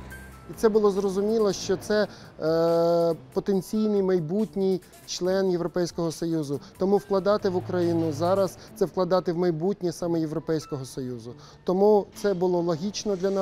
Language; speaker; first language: Ukrainian; native; Ukrainian